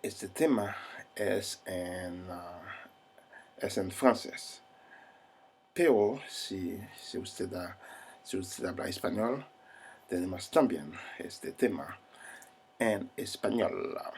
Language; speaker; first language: Spanish; non-native, learner; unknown